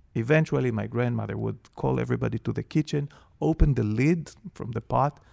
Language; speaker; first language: English; non-native, fluent; Hebrew